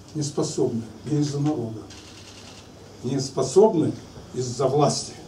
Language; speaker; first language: Russian; native; Russian